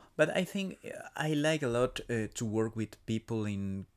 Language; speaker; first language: English; non-native, learner; Spanish